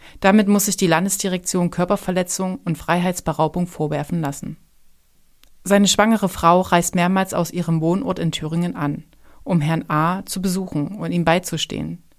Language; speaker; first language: German; native; German